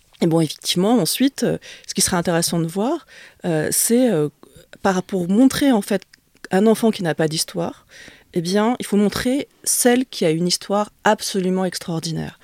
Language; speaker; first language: French; early bilingual, other home language; Vietnamese